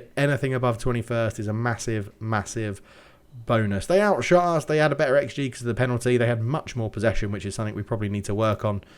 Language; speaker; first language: English; native; English